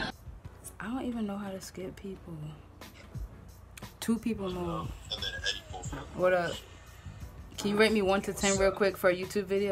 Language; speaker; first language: English; native; English